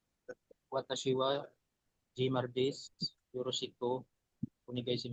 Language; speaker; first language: Japanese; non-native, learner; Filipino